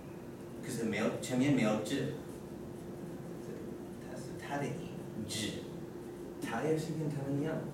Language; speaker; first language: Chinese; non-native, learner; English